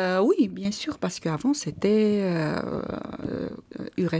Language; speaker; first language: French; non-native, fluent; Armenian